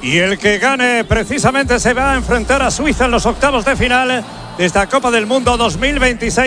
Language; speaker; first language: Spanish; native; Spanish